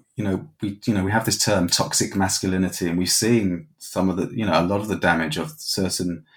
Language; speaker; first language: English; native; English